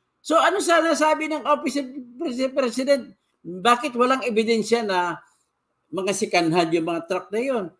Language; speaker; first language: Filipino; non-native, local second language; Cebuano